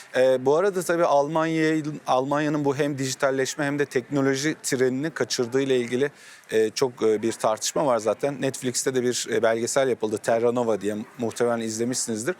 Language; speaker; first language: Turkish; native; Turkish